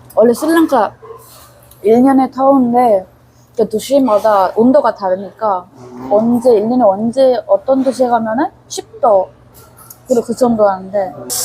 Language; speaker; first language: Korean; non-native, fluent; Sinhala